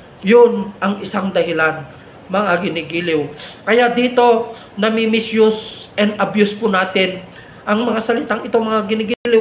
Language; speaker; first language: Filipino; native; Filipino